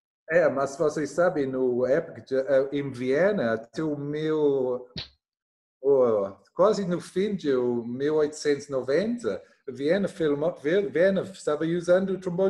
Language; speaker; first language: Portuguese; non-native, learner; English